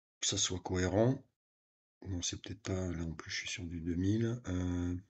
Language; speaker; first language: French; native; French